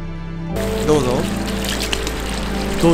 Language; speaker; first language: Japanese; native; Japanese